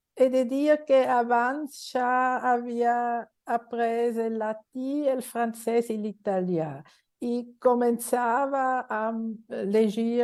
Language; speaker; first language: Catalan; non-native, learner; Swiss German